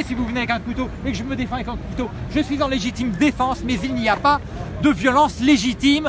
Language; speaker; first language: French; native; French